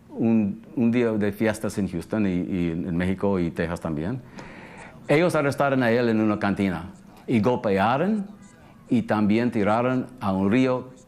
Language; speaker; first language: Spanish; early bilingual, heritage; English